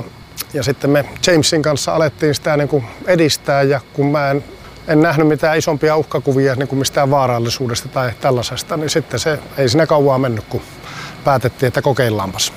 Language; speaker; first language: Finnish; native; Finnish